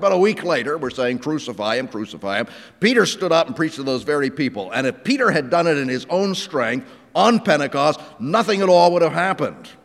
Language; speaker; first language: English; native; English